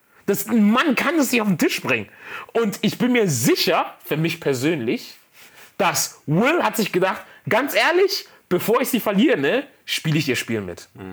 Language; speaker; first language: German; native; German